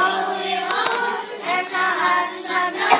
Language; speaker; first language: Hebrew; non-native, learner; English